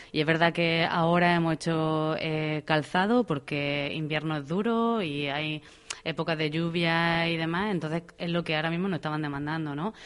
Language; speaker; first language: Spanish; native; Spanish